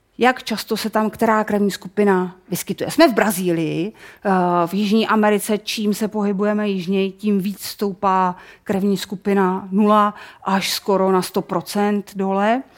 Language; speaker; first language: Czech; native; Czech